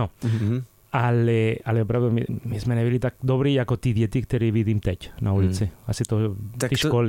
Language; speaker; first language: Czech; non-native, fluent; Spanish